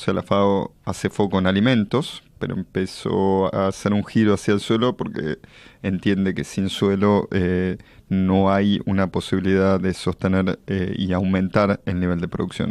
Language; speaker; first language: Spanish; native; Spanish